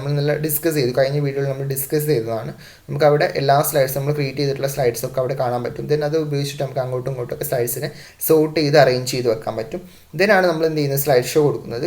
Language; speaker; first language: Malayalam; native; Malayalam